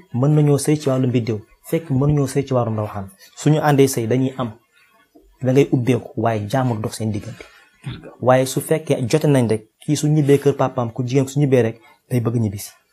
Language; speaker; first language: Wolof; non-native, local second language; Fula